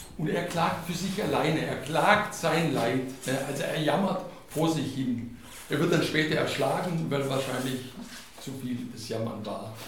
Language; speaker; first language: German; non-native, fluent; Hungarian